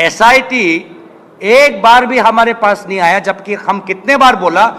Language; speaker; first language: Hindi; non-native, local second language; Assamese